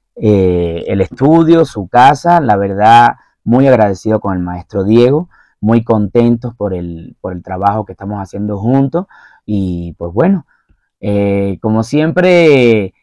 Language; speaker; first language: Spanish; native; Spanish